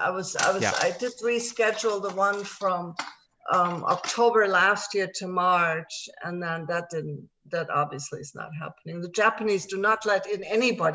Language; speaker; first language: English; non-native, fluent; German